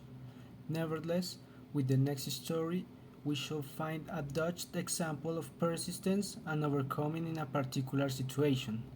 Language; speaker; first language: English; non-native, learner; Spanish